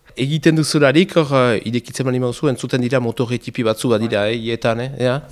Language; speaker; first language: Basque; native; Basque